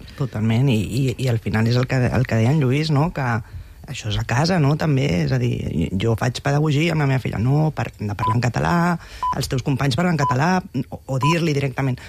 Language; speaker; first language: Catalan; native; Catalan